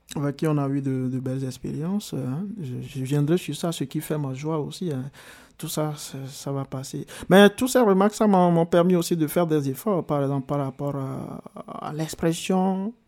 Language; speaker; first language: French; non-native, local second language; Ewe